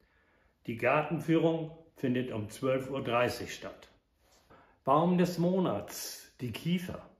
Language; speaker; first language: German; native; German